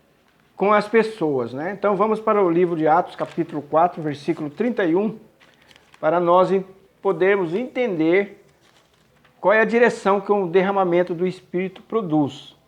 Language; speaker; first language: Portuguese; native; Portuguese